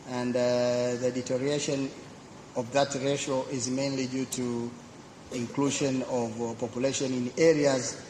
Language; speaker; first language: English; non-native, local second language; Swahili